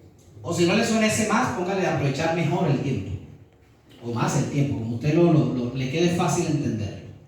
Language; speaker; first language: Spanish; native; Spanish